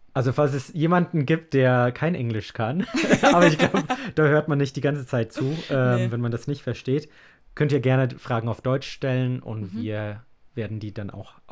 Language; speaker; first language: German; non-native, fluent; English